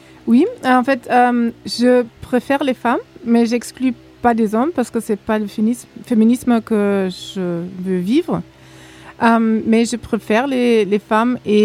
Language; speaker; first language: French; non-native, fluent; German